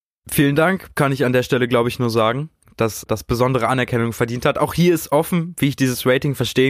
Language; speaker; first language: German; native; German